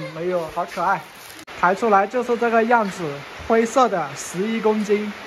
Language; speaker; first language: Chinese; native; Chinese